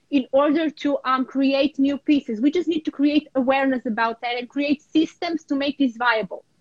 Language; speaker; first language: English; non-native, fluent; Ukrainian